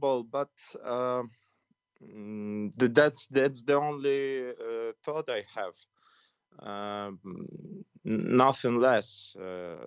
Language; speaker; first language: English; non-native, fluent; Ukrainian